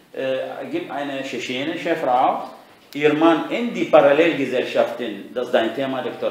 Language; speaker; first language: German; non-native, fluent; Arabic